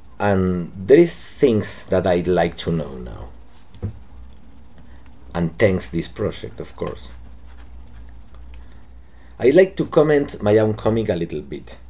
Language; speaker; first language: English; non-native, local second language; Spanish